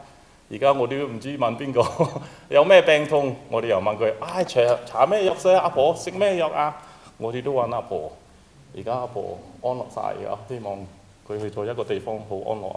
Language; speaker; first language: Cantonese; early bilingual, heritage; Cantonese